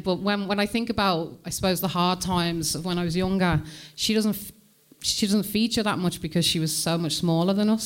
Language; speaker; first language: English; native; English